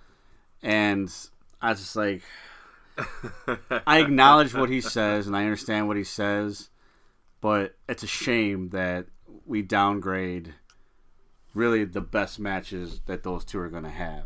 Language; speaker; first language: English; native; English